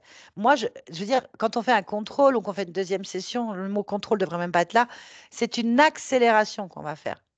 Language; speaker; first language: French; native; French